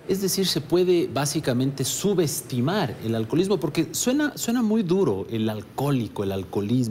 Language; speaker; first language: Spanish; native; Spanish